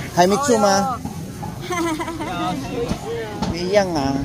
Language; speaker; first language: Chinese; non-native, learner; Filipino